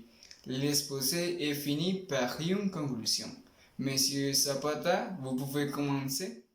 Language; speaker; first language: French; non-native, learner; Spanish